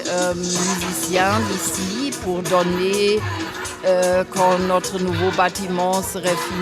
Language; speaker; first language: French; non-native, fluent; German